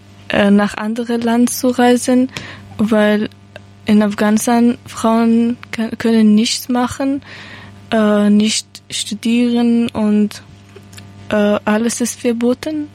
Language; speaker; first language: German; non-native, learner; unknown